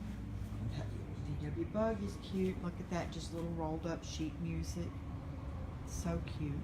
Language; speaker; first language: English; native; English